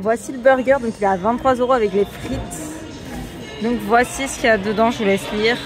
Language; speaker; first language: French; native; French